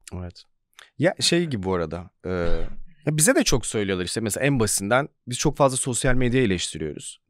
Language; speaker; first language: Turkish; native; Turkish